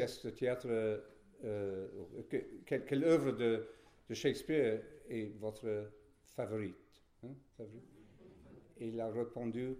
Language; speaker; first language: French; non-native, fluent; English